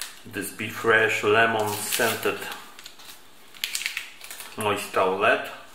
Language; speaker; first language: English; non-native, fluent; Polish